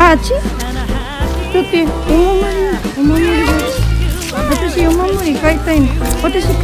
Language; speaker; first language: Japanese; non-native, fluent; Filipino